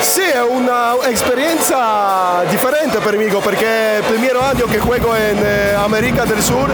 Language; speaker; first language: Spanish; non-native, learner; Polish